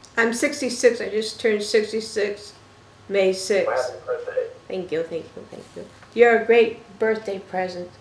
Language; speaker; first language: English; native; English